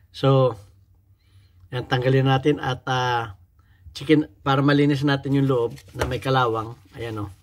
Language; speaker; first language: Filipino; native; Filipino